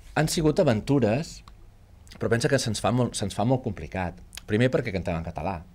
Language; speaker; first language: Catalan; native; Catalan